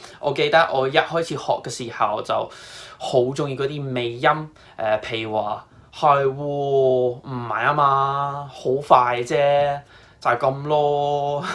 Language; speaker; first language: Cantonese; non-native, fluent; English